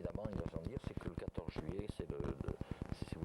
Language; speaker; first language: French; native; French